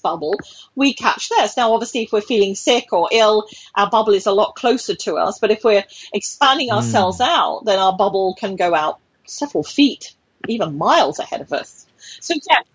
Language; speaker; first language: English; native; English